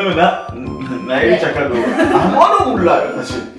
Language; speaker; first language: Korean; non-native, learner; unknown